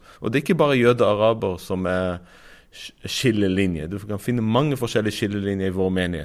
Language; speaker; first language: Norwegian; non-native, fluent; Arabic